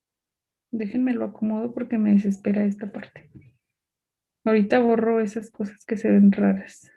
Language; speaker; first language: Spanish; native; Spanish